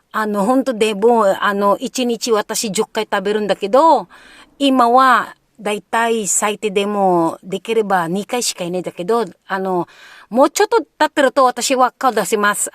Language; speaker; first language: Japanese; non-native, learner; Filipino